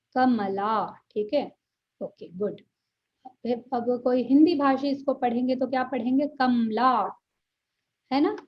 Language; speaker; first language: Hindi; non-native, local second language; Telugu